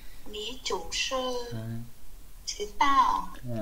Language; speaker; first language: Chinese; non-native, learner; Vietnamese